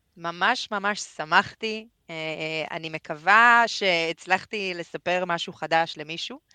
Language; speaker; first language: Hebrew; native; Hebrew